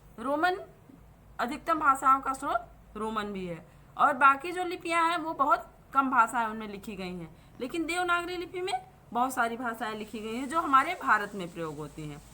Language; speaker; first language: Hindi; native; Hindi